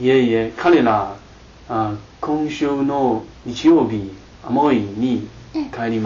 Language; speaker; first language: Japanese; non-native, learner; Chinese